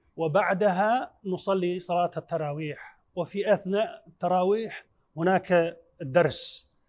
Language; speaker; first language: Arabic; non-native, fluent; Chinese